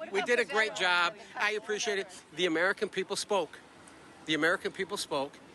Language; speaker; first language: English; native; English